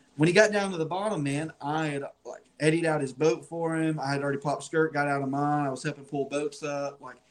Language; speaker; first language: English; native; English